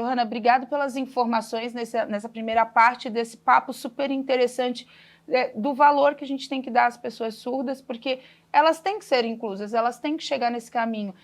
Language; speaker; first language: Portuguese; native; Portuguese